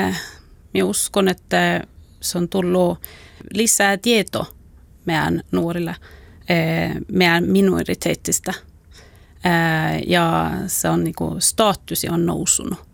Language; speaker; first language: Finnish; non-native, local second language; Swedish